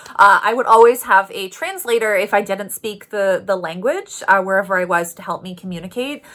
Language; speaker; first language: English; native; English